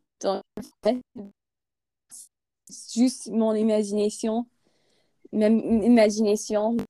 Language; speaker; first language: French; non-native, learner; English